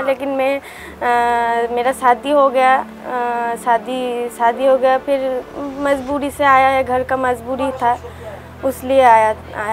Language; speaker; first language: Hindi; non-native, local second language; Bangla